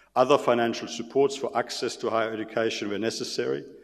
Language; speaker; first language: English; non-native, fluent; German